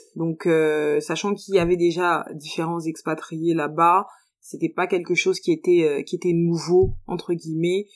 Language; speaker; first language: French; native; French